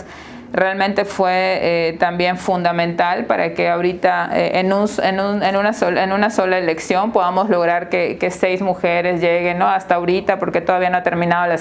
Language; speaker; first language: Spanish; native; Spanish